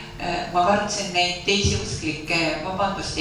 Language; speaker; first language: Finnish; non-native, learner; Estonian